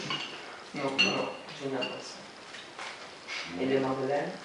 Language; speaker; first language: French; non-native, learner; Dutch